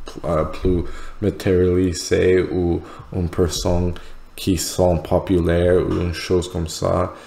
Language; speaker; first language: French; non-native, learner; English